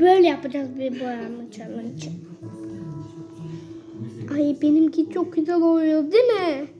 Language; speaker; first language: Turkish; early bilingual, heritage; Turkish